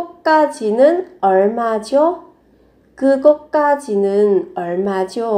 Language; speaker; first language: Korean; non-native, fluent; Vietnamese